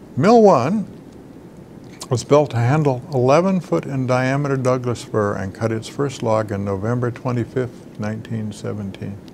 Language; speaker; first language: English; native; English